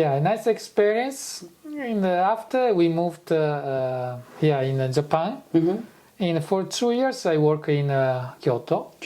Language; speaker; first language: English; non-native, fluent; Italian